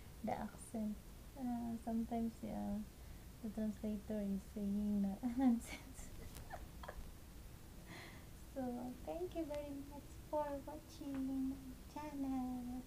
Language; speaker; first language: English; non-native, local second language; Cebuano